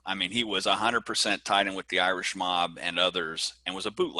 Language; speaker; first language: English; native; English